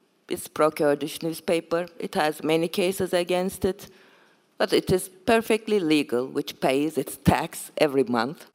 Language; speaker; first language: English; non-native, fluent; Turkish